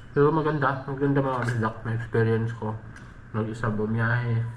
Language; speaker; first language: Filipino; non-native, local second language; Cebuano